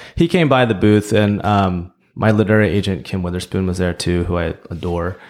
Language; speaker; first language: English; native; English